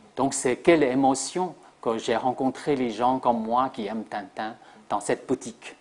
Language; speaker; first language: French; non-native, fluent; Chinese